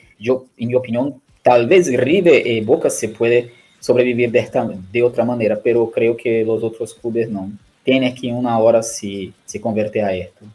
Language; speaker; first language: Spanish; non-native, learner; Portuguese